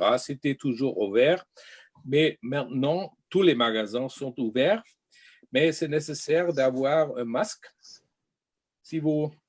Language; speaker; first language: French; non-native, learner; German